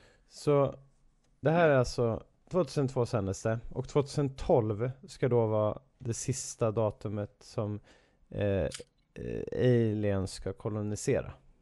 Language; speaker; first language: Swedish; native; Swedish